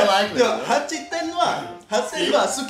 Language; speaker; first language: Japanese; non-native, learner; Indonesian